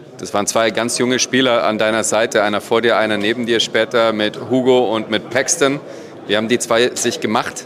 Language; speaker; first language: German; native; German